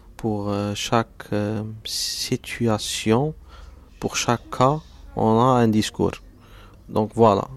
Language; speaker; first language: French; non-native, local second language; Arabic